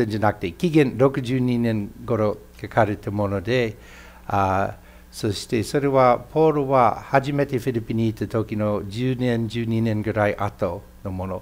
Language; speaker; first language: Japanese; non-native, fluent; English